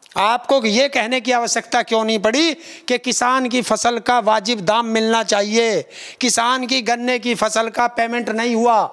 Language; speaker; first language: Hindi; native; Hindi